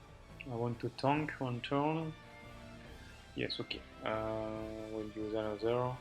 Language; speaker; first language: English; non-native, learner; French